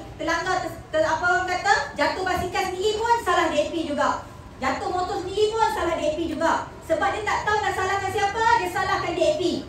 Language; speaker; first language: Malay; native; Malay